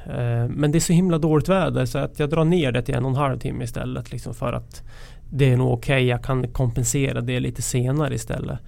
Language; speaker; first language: Swedish; native; Swedish